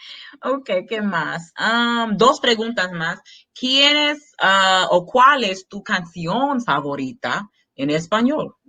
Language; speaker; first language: Spanish; non-native, fluent; English